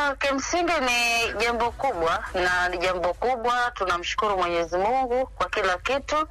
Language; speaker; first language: Swahili; non-native, local second language; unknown